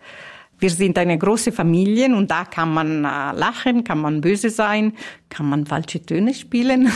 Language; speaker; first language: German; non-native, fluent; Italian